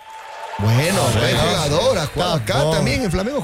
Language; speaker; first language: Spanish; native; Spanish